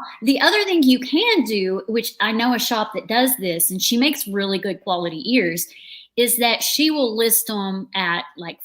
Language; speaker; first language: English; native; English